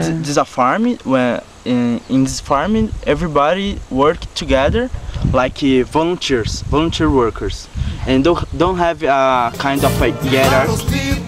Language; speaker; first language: English; non-native, learner; Portuguese